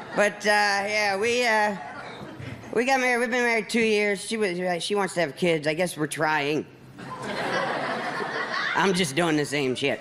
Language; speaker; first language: English; native; English